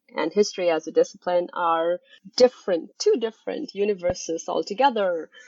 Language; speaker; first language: English; non-native, local second language; Bangla